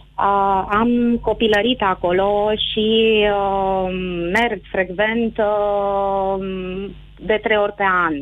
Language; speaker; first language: Romanian; native; Romanian